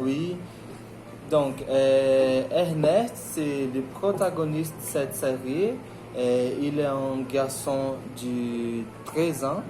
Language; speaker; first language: French; non-native, learner; Portuguese